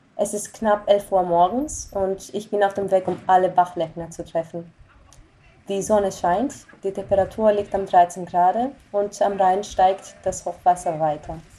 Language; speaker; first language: German; non-native, fluent; Greek